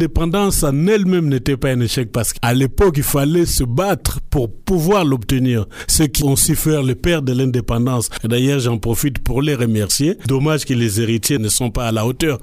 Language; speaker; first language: French; non-native, local second language; Lingala